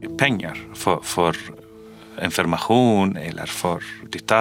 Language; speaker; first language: Swedish; non-native, fluent; Arabic